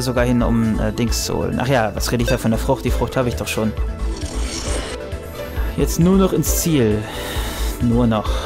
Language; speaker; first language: German; native; German